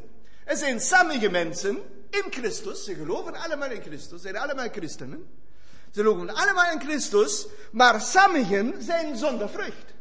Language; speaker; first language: Dutch; non-native, fluent; German